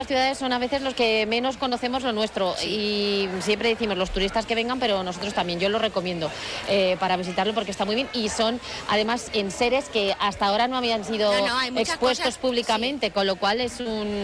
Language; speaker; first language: Spanish; native; Spanish